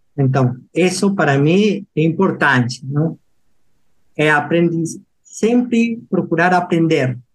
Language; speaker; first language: Portuguese; non-native, fluent; Spanish